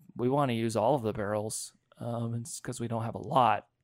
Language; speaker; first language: English; native; English